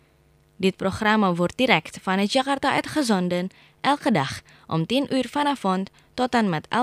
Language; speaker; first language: Dutch; non-native, fluent; Indonesian